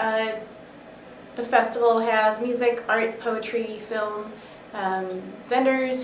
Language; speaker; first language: English; native; English